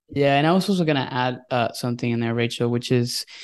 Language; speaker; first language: English; non-native, fluent; Spanish